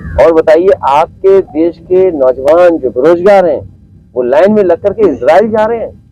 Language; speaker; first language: Hindi; native; Hindi